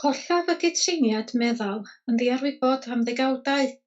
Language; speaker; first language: Welsh; native; Welsh